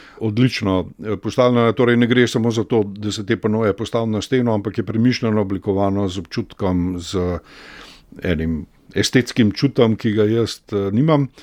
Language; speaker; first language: Slovenian; native; Slovenian